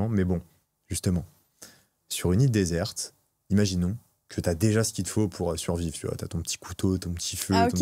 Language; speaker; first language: French; native; French